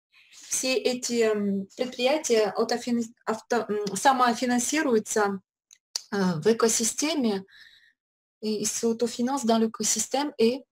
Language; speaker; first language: Russian; native; Russian